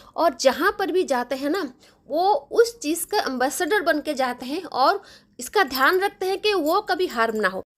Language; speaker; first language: Hindi; non-native, local second language; Bangla